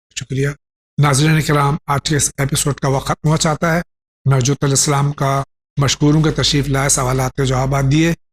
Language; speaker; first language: Urdu; native; Urdu